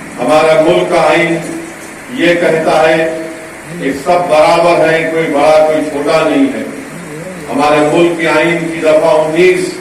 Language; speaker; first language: Urdu; native; Urdu